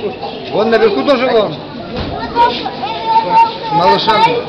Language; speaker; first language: Russian; native; Russian